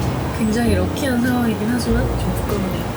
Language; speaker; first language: Korean; native; Korean